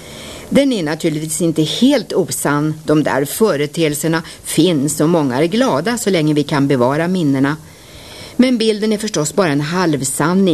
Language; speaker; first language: Swedish; native; Swedish